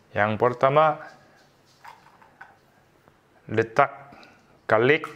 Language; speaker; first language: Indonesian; non-native, learner; Korean